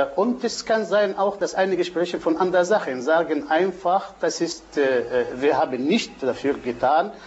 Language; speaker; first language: German; non-native, fluent; Arabic